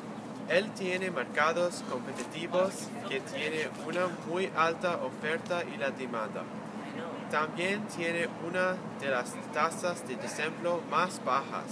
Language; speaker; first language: Spanish; non-native, learner; English